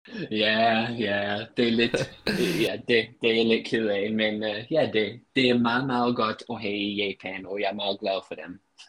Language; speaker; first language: Danish; non-native, fluent; English